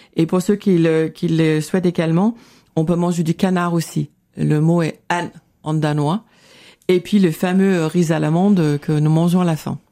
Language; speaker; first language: French; non-native, fluent; Danish